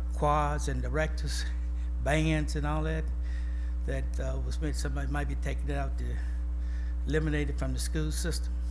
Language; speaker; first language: English; native; English